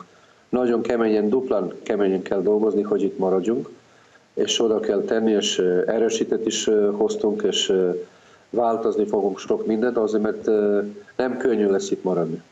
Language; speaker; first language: Hungarian; non-native, fluent; Serbian